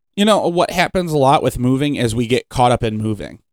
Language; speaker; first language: English; native; English